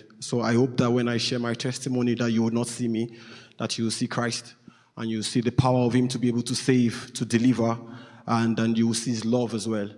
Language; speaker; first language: English; non-native, local second language; Yoruba